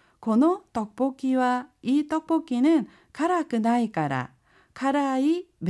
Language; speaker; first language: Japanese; non-native, fluent; Korean